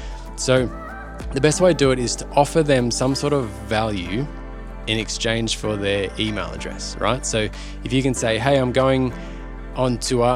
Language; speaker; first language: English; native; English